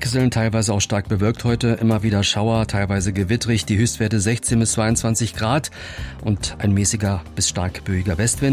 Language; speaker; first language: German; native; German